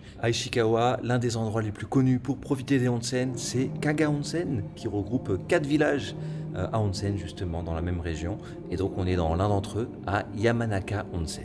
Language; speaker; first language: French; native; French